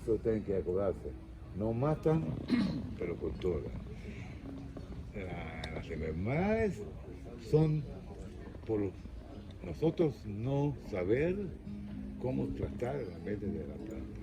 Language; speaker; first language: Spanish; non-native, fluent; Hebrew